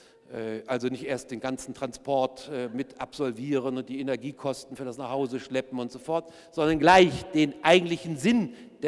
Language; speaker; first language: German; native; German